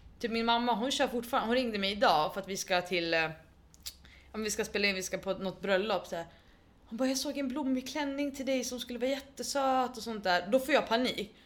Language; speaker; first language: Swedish; early bilingual, other home language; Arabic